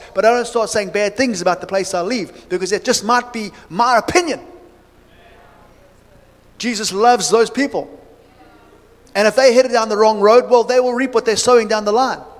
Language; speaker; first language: English; native; English